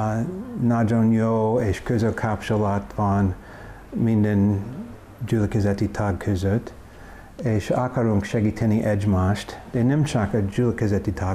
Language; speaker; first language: Hungarian; non-native, learner; English